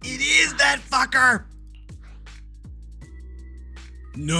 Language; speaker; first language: English; native; English